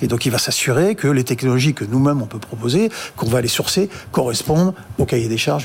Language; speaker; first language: French; native; French